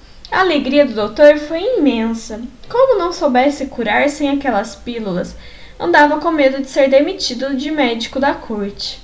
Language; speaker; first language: Portuguese; native; Portuguese